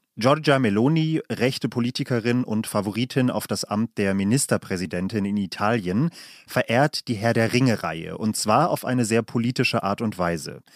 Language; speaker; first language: German; native; German